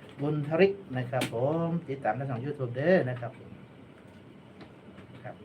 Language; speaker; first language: Thai; non-native, local second language; Lao